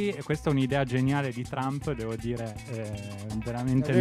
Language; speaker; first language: Italian; native; Italian